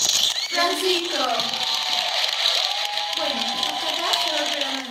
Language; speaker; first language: Spanish; native; Spanish